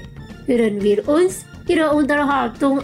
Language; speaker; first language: German; non-native, fluent; Indonesian